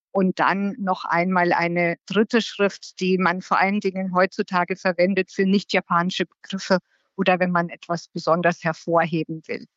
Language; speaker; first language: German; native; German